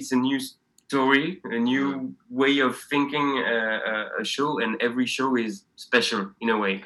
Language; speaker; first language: English; non-native, fluent; French